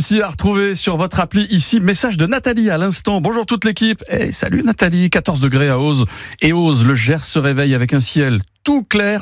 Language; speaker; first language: French; native; French